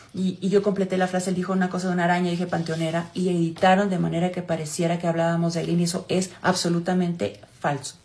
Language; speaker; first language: Spanish; native; Spanish